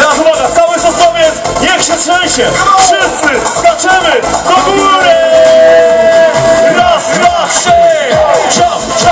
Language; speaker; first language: Polish; native; Polish